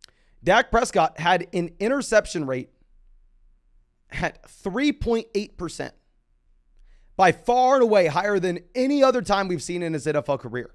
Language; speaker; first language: English; native; English